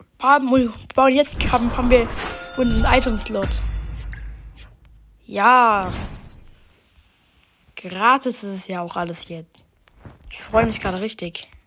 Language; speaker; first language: German; native; German